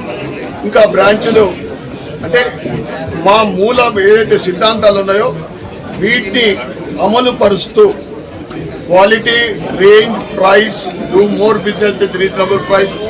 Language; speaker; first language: Telugu; native; Telugu